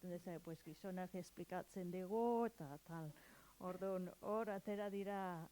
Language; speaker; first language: Basque; non-native, learner; English